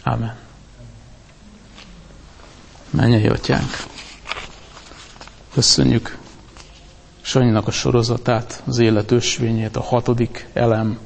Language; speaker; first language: Hungarian; native; Hungarian